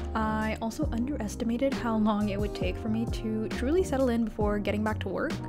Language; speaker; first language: English; native; English